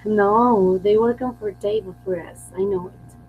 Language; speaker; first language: English; non-native, fluent; Spanish